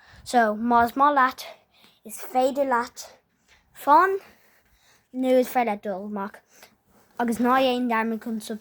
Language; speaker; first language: Irish; non-native, local second language; English